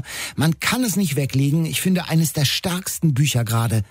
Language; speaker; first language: German; native; German